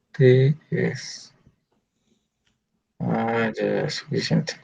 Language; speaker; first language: Spanish; native; Spanish